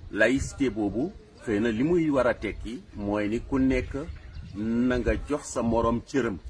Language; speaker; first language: Wolof; non-native, local second language; Fula